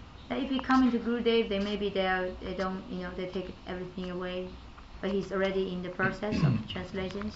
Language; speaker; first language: English; non-native, learner; Chinese